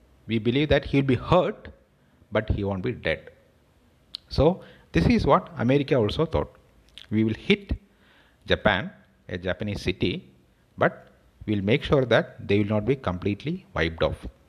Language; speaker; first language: English; non-native, local second language; Malayalam